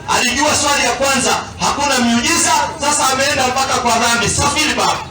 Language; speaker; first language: Swahili; non-native, local second language; Kikuyu